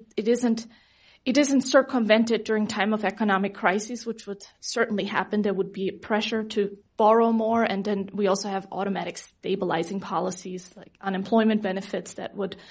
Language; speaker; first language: English; non-native, fluent; German